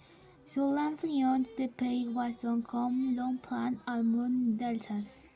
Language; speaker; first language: French; non-native, learner; Spanish